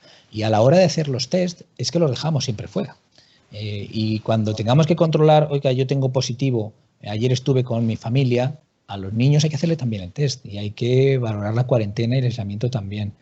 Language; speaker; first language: Spanish; native; Spanish